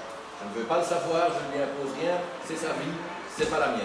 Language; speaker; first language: French; native; French